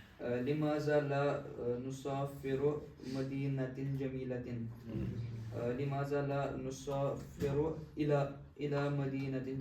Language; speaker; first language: Arabic; non-native, learner; Kashmiri